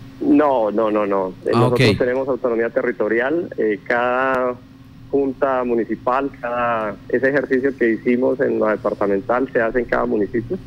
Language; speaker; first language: Spanish; native; Spanish